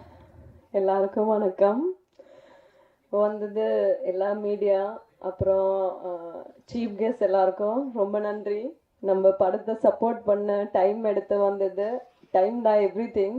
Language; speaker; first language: Tamil; non-native, fluent; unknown